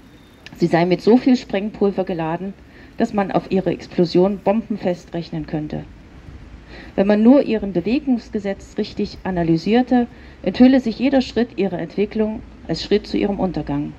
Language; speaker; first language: German; native; German